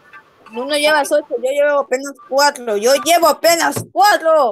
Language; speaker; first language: Spanish; native; Spanish